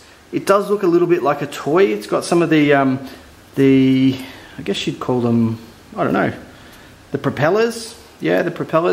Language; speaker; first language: English; native; English